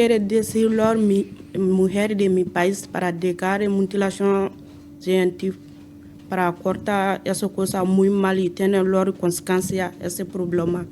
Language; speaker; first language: Spanish; non-native, learner; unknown